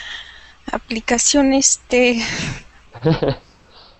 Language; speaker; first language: Spanish; non-native, learner; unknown